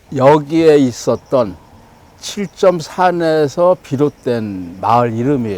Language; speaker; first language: Korean; native; Korean